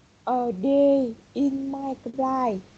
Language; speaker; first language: English; non-native, learner; Vietnamese